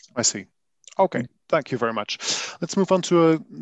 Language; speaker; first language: English; non-native, fluent; Dutch